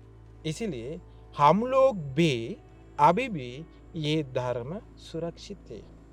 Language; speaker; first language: Hindi; non-native, learner; Sinhala